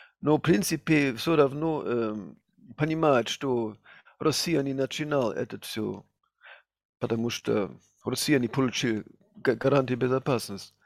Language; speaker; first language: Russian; non-native, fluent; German